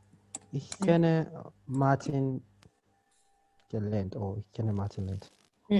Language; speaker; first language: German; non-native, learner; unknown